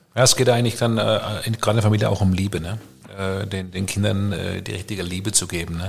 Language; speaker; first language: German; native; German